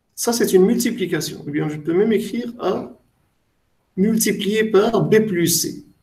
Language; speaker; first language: French; non-native, local second language; Arabic